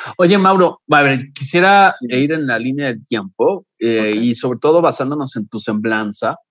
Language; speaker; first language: Spanish; native; Spanish